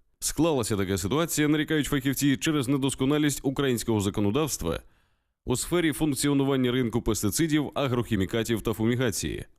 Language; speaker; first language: Ukrainian; native; Ukrainian